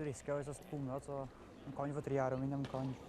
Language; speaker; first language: Swedish; native; Swedish